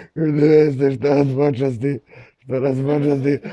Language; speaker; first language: Croatian; native; Croatian